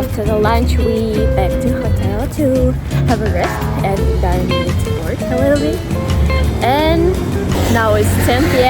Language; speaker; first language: English; non-native, learner; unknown